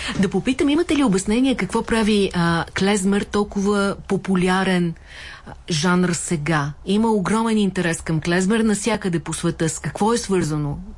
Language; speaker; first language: Bulgarian; native; Bulgarian